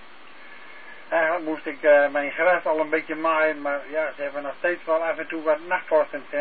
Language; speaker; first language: Dutch; native; Dutch